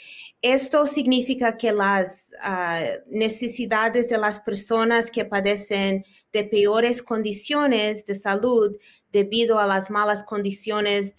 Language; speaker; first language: Spanish; early bilingual, heritage; Spanish